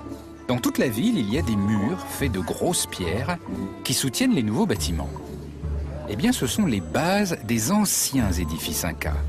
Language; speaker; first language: French; native; French